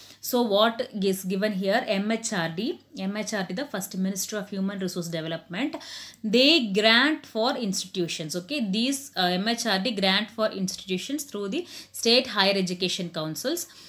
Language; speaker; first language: English; non-native, local second language; Tamil